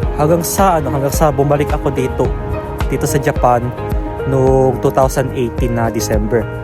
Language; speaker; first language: Filipino; native; Filipino